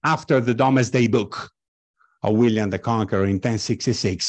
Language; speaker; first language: English; non-native, fluent; Italian